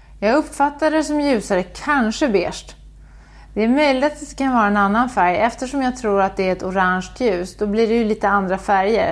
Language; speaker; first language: Swedish; native; Swedish